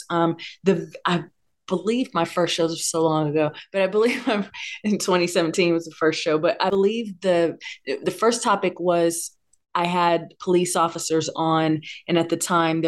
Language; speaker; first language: English; native; English